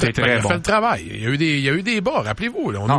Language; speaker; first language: French; native; French